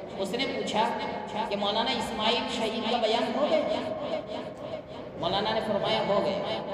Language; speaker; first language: Urdu; non-native, local second language; Gujarati